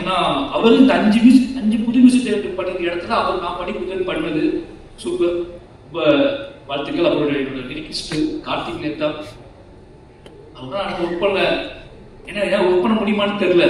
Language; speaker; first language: Tamil; native; Tamil